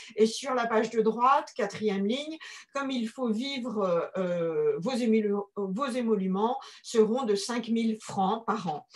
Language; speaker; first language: French; native; French